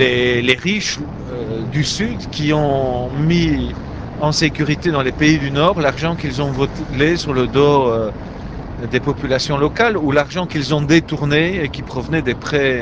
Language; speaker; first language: French; native; French